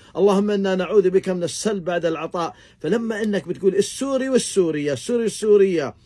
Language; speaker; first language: Arabic; native; Arabic